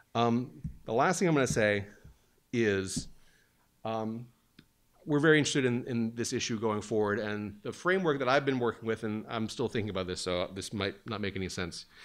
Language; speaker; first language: English; native; English